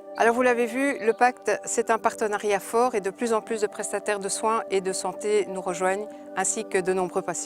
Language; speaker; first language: French; native; French